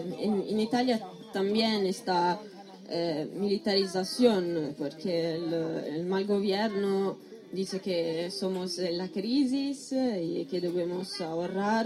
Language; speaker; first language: Spanish; non-native, learner; Italian